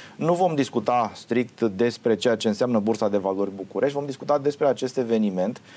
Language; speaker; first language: Romanian; native; Romanian